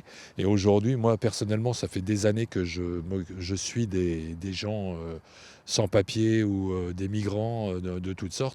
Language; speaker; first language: French; native; French